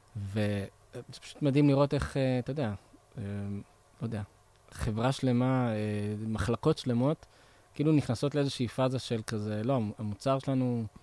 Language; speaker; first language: Hebrew; native; Hebrew